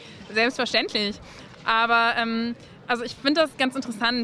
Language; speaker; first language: German; native; German